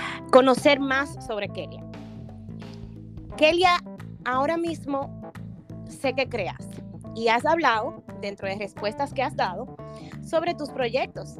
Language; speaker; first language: Spanish; native; Spanish